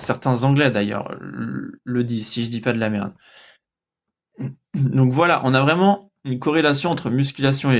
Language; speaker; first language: French; native; French